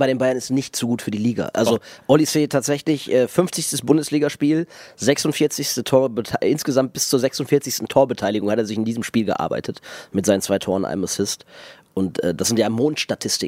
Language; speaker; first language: German; native; German